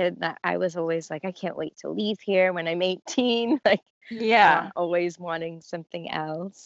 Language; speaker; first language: English; native; English